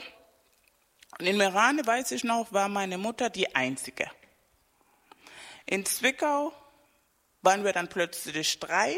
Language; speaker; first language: German; non-native, fluent; Spanish